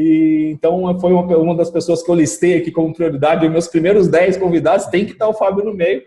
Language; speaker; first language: Portuguese; native; Portuguese